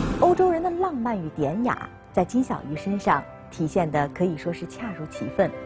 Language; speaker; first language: Chinese; native; Chinese